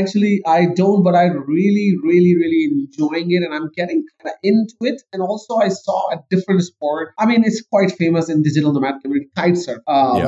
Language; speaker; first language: English; non-native, local second language; Urdu